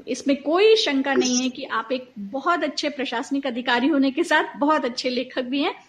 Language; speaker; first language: Hindi; native; Hindi